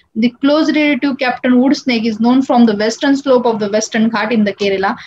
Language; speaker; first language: English; non-native, local second language; Marathi